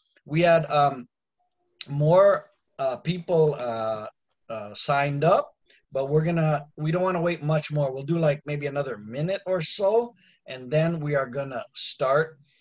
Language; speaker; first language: English; native; English